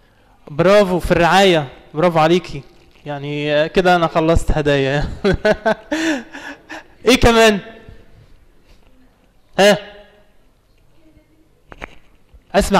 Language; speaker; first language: Arabic; native; Arabic